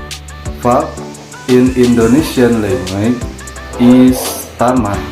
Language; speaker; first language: English; non-native, learner; Indonesian